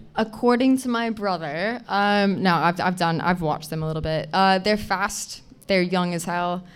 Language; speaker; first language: English; native; English